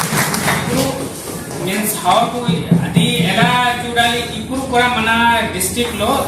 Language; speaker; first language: Telugu; non-native, learner; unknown